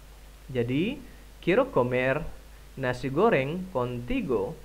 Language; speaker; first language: Spanish; non-native, fluent; Indonesian